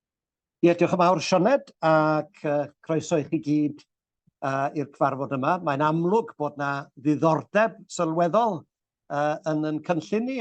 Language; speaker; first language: Welsh; native; Welsh